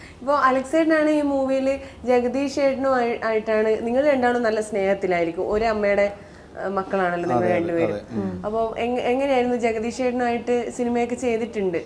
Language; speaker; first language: Malayalam; native; Malayalam